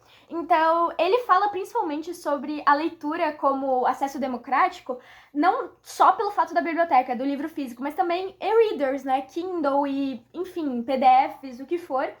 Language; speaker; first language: Portuguese; native; Portuguese